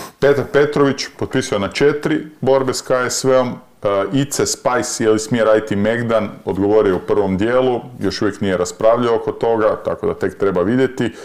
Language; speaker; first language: Croatian; native; Croatian